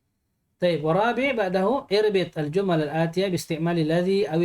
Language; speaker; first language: Arabic; non-native, fluent; Indonesian